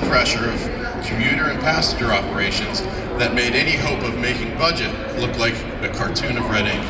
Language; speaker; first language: English; native; English